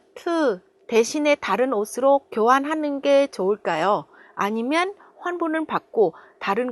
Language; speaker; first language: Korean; non-native, fluent; Vietnamese